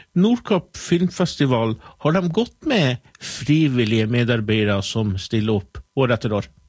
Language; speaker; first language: Norwegian; native; Norwegian